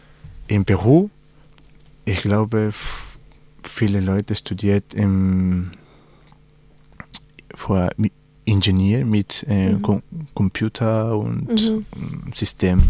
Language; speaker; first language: German; non-native, learner; Spanish